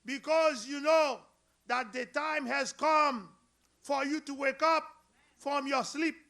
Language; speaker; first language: English; non-native, learner; Haitian Creole